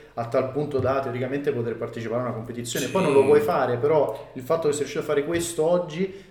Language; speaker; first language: Italian; native; Italian